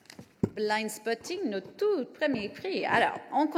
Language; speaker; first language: French; native; French